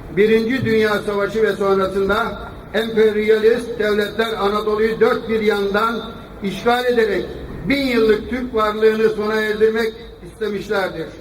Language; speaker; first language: Turkish; native; Turkish